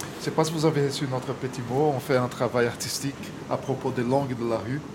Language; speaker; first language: French; non-native, fluent; Portuguese